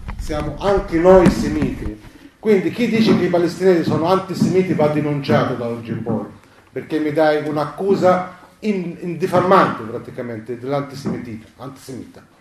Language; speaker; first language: Italian; non-native, fluent; Arabic